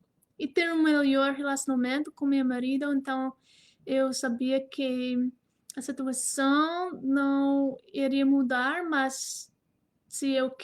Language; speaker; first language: Portuguese; non-native, fluent; English